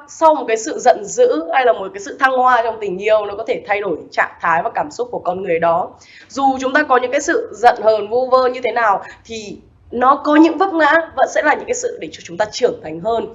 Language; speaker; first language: Vietnamese; native; Vietnamese